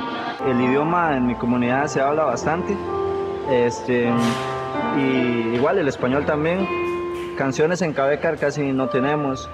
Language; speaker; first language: Spanish; non-native, local second language; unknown